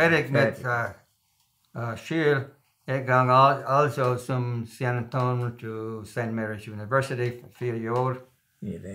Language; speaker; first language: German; early bilingual, heritage; German